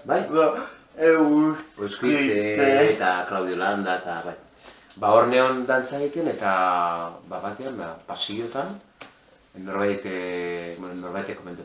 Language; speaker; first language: Basque; non-native, local second language; Spanish